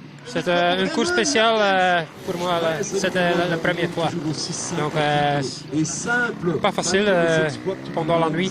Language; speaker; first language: French; non-native, local second language; Dutch